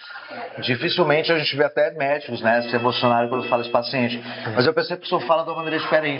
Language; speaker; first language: Portuguese; native; Portuguese